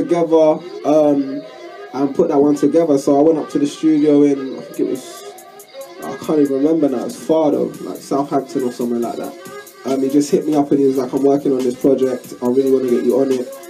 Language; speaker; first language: English; native; English